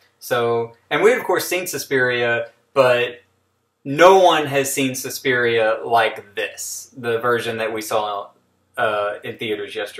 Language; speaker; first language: English; native; English